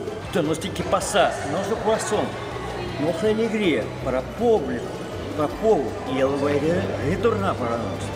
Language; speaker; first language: Portuguese; non-native, learner; Russian